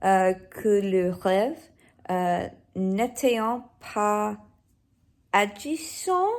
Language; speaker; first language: French; non-native, learner; English